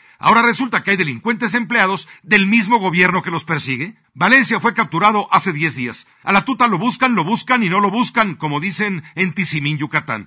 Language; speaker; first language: Spanish; native; Spanish